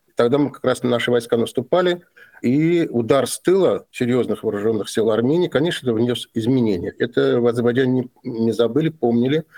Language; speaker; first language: Russian; non-native, local second language; Azerbaijani